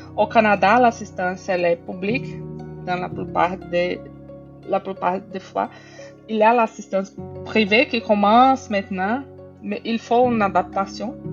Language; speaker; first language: French; non-native, fluent; Portuguese